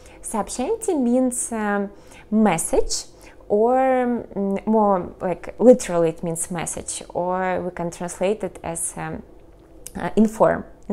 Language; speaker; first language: English; non-native, fluent; Russian